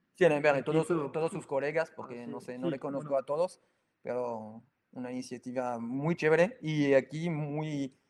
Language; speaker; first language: Spanish; non-native, fluent; French